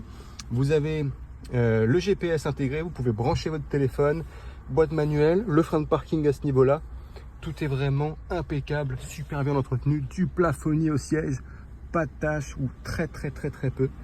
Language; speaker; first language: French; native; French